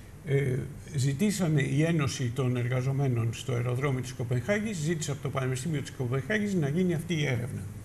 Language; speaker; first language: Greek; native; Greek